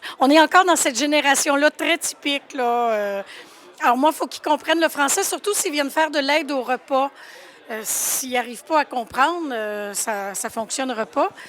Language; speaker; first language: French; native; French